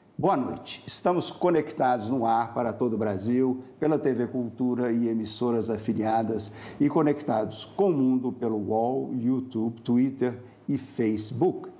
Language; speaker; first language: Portuguese; native; Portuguese